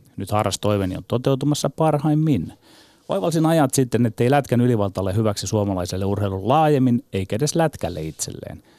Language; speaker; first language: Finnish; native; Finnish